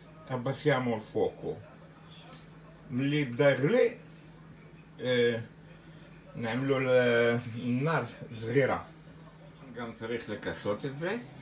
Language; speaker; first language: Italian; non-native, fluent; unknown